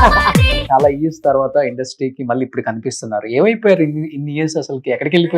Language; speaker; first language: Telugu; native; Telugu